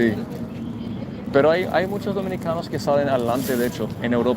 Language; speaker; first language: Spanish; non-native, fluent; English